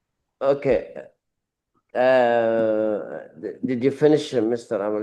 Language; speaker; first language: English; non-native, learner; Arabic